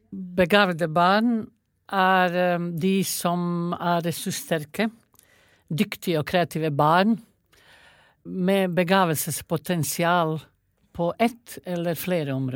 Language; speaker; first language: Norwegian; non-native, fluent; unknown